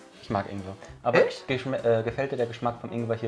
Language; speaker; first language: German; native; German